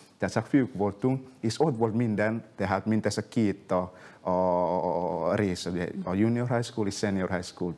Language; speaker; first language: Hungarian; non-native, fluent; Indonesian